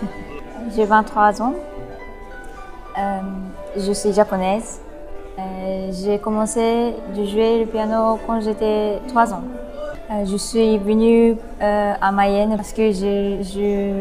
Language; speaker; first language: French; non-native, learner; Japanese